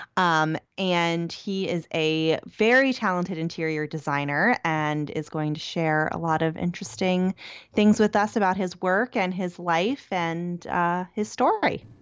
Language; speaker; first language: English; native; English